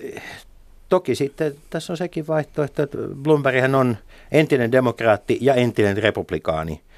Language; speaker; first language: Finnish; native; Finnish